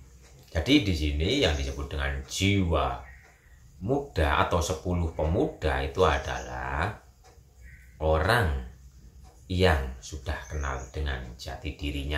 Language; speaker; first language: Indonesian; native; Indonesian